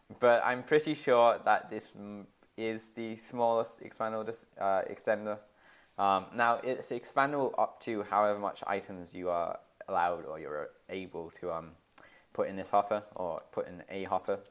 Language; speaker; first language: English; native; English